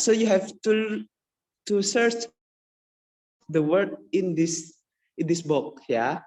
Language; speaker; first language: English; non-native, learner; Indonesian